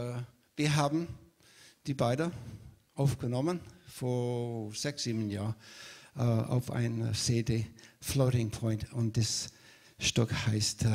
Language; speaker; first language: German; non-native, learner; English